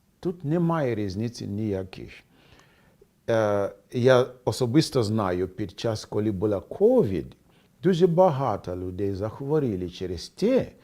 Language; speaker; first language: Ukrainian; non-native, fluent; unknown